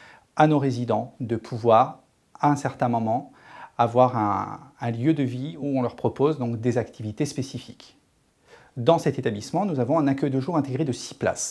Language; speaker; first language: French; native; French